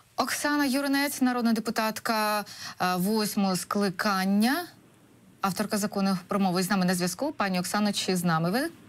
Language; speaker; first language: Ukrainian; native; Ukrainian